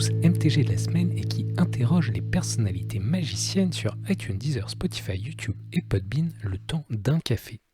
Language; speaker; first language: French; native; French